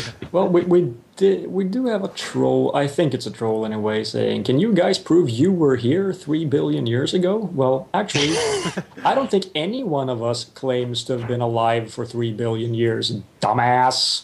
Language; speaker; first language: English; non-native, fluent; Swedish